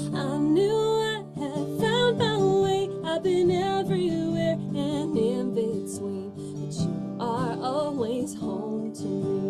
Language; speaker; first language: English; native; English